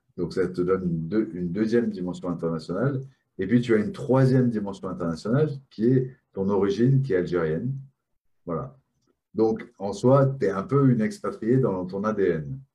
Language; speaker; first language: French; native; French